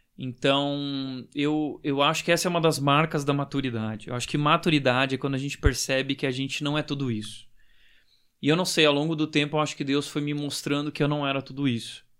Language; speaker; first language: Portuguese; native; Portuguese